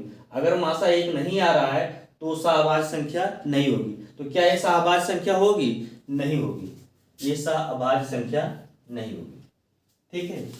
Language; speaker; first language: Hindi; native; Hindi